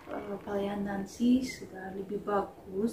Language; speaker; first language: Indonesian; non-native, fluent; Russian